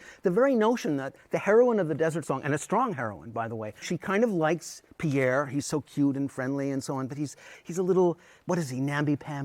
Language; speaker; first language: English; native; English